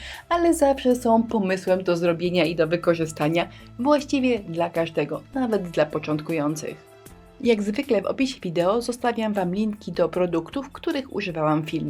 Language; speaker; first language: Polish; native; Polish